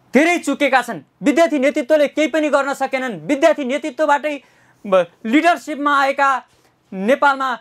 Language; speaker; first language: Nepali; native; Nepali